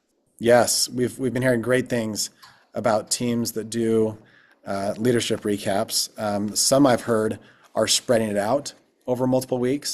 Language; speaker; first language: English; native; English